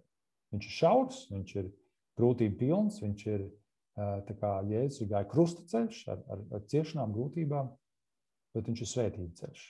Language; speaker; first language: Latvian; native; Latvian